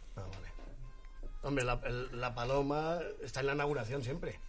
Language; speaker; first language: Spanish; native; Spanish